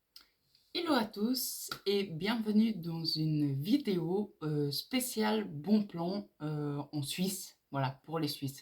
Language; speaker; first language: French; native; French